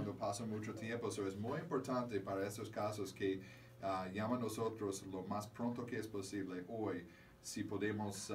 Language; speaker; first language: Spanish; non-native, learner; English